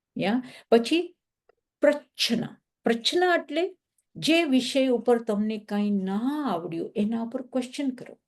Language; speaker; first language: Gujarati; early bilingual, heritage; Gujarati